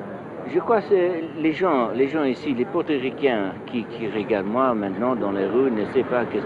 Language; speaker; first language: French; non-native, fluent; English